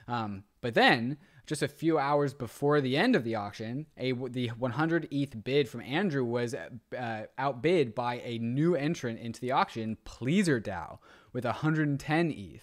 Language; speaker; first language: English; native; English